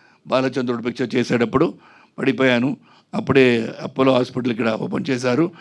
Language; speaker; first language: Telugu; non-native, fluent; Tamil